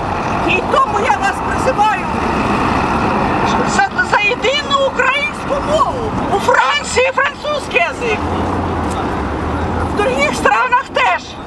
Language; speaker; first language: Ukrainian; non-native, local second language; Russian